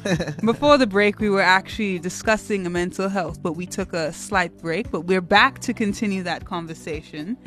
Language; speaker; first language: English; native; English